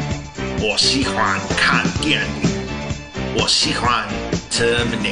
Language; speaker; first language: Chinese; non-native, learner; English